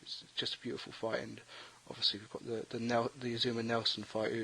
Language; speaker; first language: English; native; English